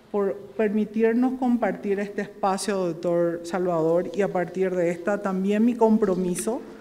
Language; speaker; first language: Spanish; native; Spanish